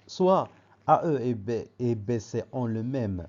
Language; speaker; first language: French; non-native, local second language; Arabic